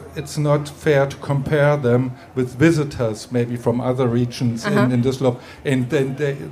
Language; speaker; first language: English; non-native, fluent; German